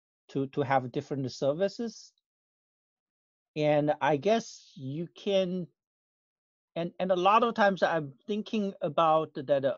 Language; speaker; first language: English; non-native, fluent; Chinese